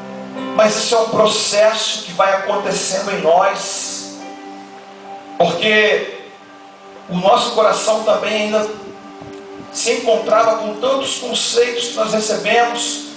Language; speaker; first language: Portuguese; native; Portuguese